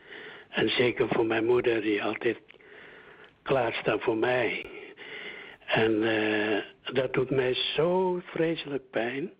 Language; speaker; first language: Dutch; early bilingual, other home language; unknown